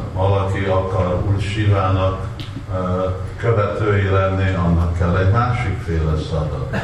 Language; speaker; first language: Hungarian; non-native, learner; Russian